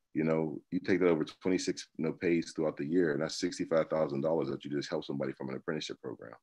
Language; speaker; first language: English; native; English